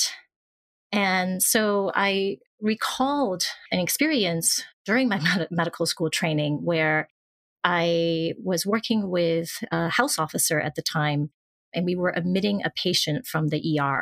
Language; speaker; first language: English; non-native, local second language; Cantonese